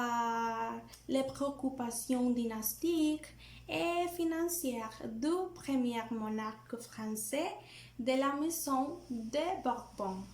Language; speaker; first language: French; non-native, learner; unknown